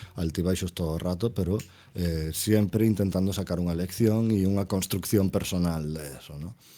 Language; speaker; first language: Galician; non-native, local second language; Spanish